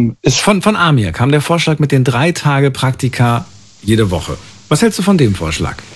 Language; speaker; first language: German; native; German